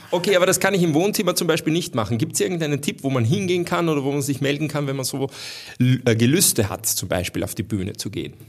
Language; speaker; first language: German; native; German